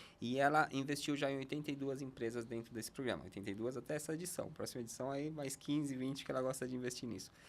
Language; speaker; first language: Portuguese; non-native, fluent; Spanish